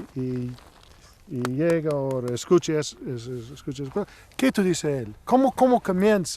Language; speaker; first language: Spanish; non-native, learner; English